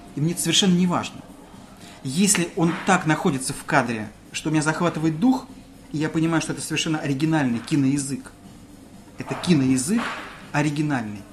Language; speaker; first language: Russian; native; Russian